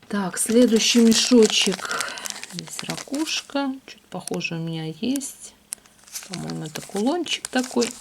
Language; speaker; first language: Russian; native; Russian